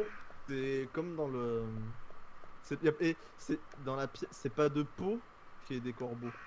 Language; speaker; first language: French; native; French